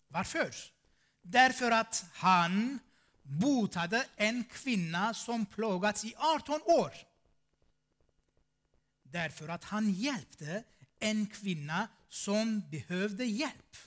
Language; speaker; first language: Swedish; non-native, fluent; Armenian